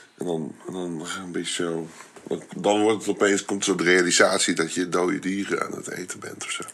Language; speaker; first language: Dutch; native; Dutch